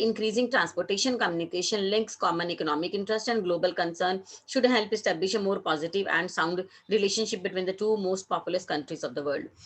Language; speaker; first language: English; non-native, local second language; Hindi